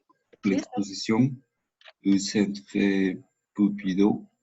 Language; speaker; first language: French; non-native, learner; Spanish